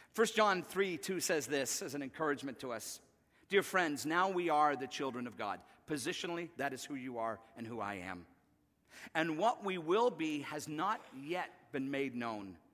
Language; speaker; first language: English; native; English